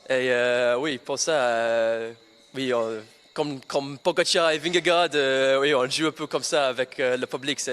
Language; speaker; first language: French; non-native, learner; English